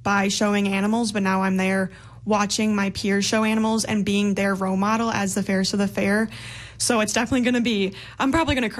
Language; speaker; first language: English; native; English